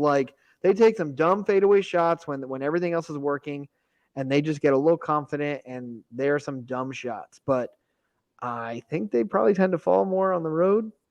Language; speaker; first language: English; native; English